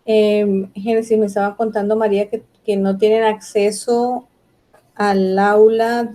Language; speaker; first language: Spanish; native; Spanish